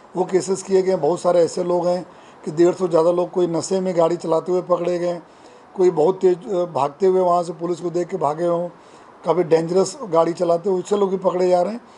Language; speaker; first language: Hindi; non-native, local second language; Gujarati